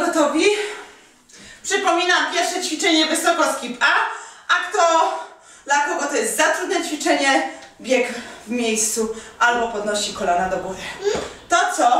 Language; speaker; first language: Polish; native; Polish